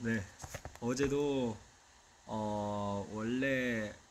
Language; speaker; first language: Korean; non-native, fluent; Chinese